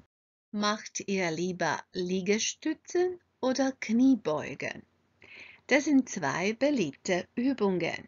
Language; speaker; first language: German; non-native, fluent; Croatian